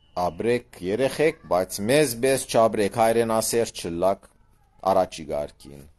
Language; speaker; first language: Armenian; early bilingual, heritage; Armenian